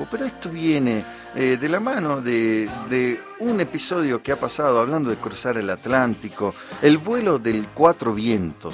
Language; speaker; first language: Spanish; native; Spanish